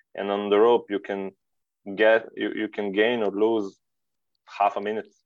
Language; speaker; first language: English; non-native, fluent; Serbian